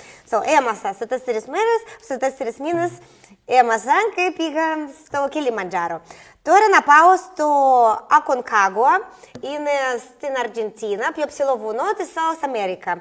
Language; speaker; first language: Greek; non-native, learner; Russian